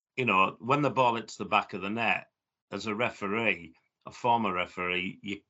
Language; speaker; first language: English; native; English